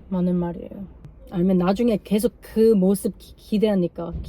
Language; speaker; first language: Korean; non-native, learner; English